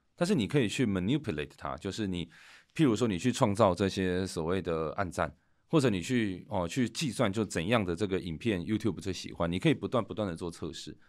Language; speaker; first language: Chinese; native; Chinese